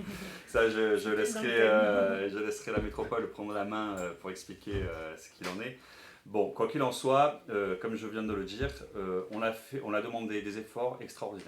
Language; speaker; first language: French; native; French